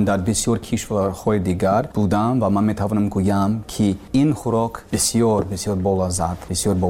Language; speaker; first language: Persian; non-native, learner; English